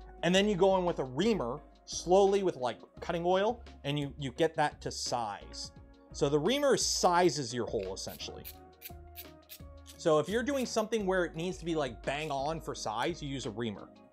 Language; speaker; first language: English; native; English